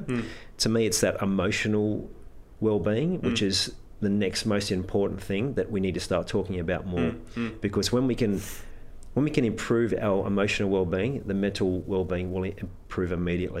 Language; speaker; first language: English; native; English